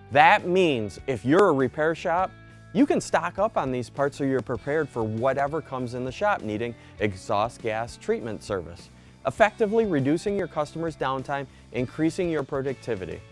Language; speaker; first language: English; native; English